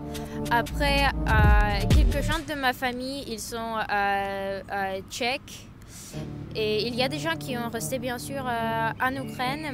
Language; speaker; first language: French; non-native, fluent; Ukrainian